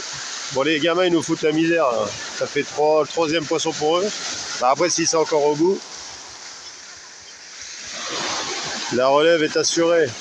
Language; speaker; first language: French; native; French